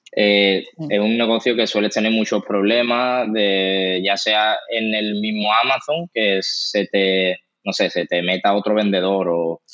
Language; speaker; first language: Spanish; native; Spanish